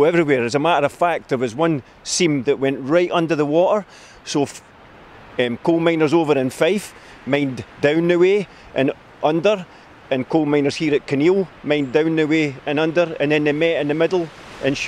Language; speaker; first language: English; native; English